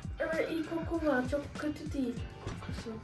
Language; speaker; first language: Turkish; early bilingual, heritage; Turkish